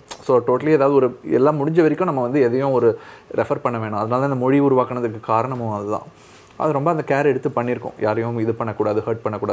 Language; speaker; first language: Tamil; native; Tamil